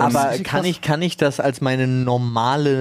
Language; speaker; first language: German; native; German